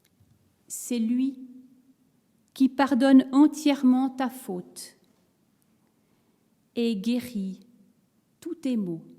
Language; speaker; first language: French; native; French